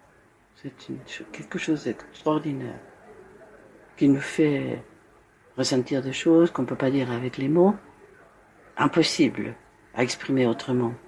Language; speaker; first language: French; non-native, fluent; Spanish